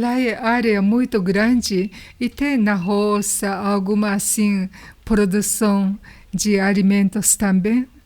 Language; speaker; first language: Portuguese; non-native, learner; Japanese